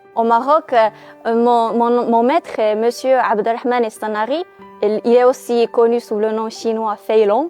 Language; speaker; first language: French; non-native, local second language; Arabic